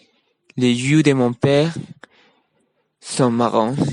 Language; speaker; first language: French; non-native, learner; Spanish